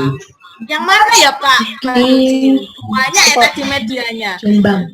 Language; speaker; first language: Indonesian; native; Indonesian